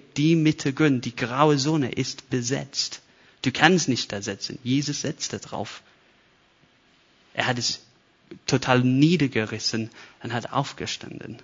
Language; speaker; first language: German; non-native, fluent; English